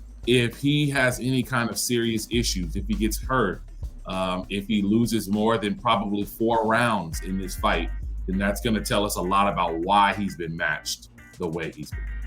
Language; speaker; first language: English; native; English